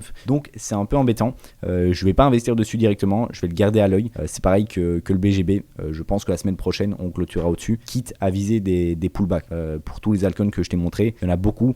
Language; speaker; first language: French; native; French